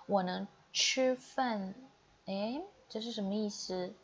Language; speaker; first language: Chinese; non-native, fluent; Indonesian